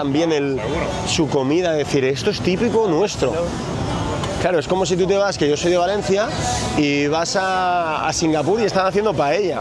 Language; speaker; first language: Spanish; native; Spanish